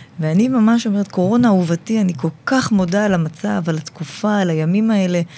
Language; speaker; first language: Hebrew; native; Hebrew